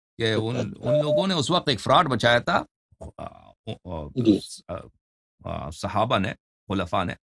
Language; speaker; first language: Urdu; non-native, fluent; Persian